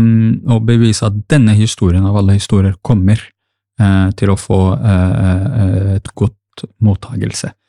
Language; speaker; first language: Norwegian; non-native, fluent; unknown